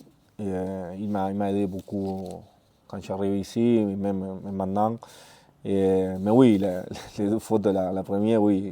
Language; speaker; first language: French; non-native, fluent; Spanish